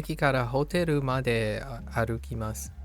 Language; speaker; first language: Japanese; non-native, learner; English